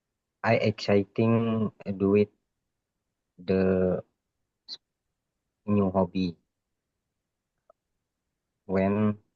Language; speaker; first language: English; non-native, learner; Indonesian